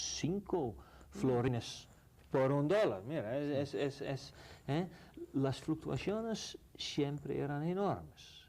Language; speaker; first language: Spanish; non-native, fluent; Dutch